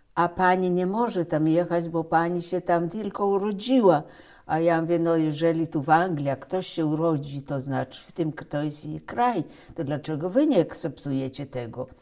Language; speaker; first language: Polish; early bilingual, heritage; Polish